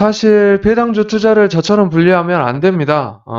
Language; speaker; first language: Korean; native; Korean